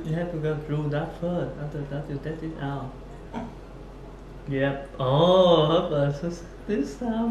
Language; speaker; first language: English; non-native, learner; Vietnamese